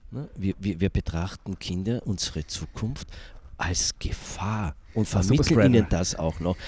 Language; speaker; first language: German; native; German